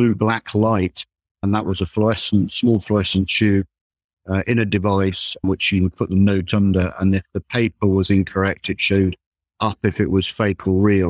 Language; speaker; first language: English; native; English